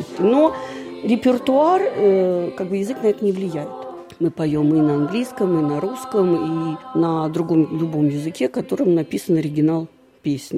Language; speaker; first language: Russian; native; Russian